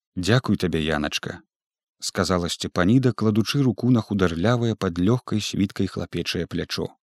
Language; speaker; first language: Belarusian; native; Belarusian